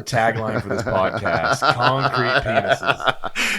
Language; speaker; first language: English; native; English